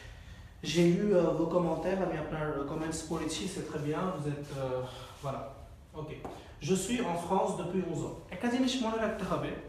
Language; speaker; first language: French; non-native, fluent; Bangla